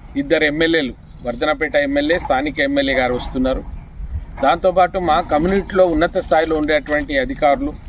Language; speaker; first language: Telugu; non-native, local second language; Lambadi